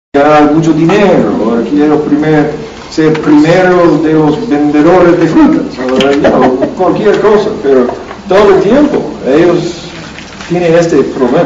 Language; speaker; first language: Spanish; non-native, learner; English